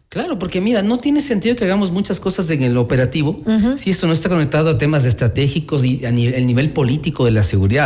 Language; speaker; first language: Spanish; native; Spanish